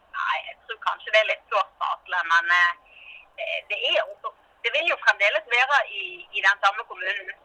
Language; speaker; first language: Norwegian; native; Norwegian